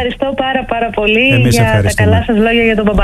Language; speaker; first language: Greek; native; Greek